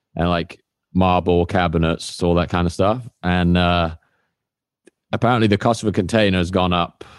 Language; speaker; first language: English; native; English